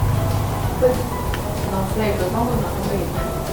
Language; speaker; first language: Spanish; native; Spanish